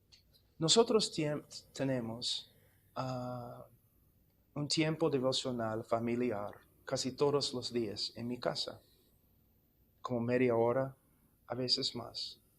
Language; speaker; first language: Spanish; non-native, fluent; English